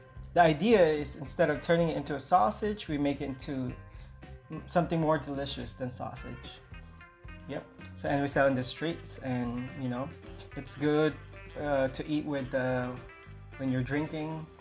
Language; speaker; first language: English; non-native, local second language; Filipino